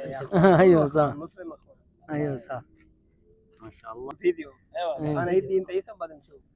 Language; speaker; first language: Arabic; non-native, learner; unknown